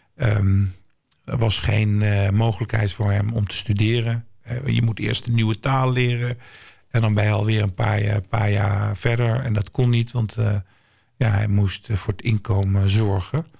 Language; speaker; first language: Dutch; early bilingual, other home language; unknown